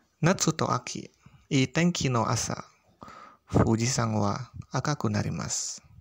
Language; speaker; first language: Japanese; non-native, fluent; Indonesian